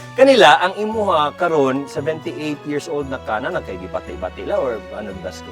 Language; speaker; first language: Cebuano; native; Cebuano